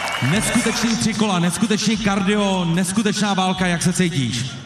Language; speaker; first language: Czech; native; Czech